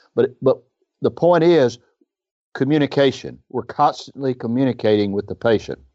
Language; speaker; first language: English; native; English